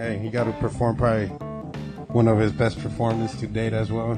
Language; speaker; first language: English; native; English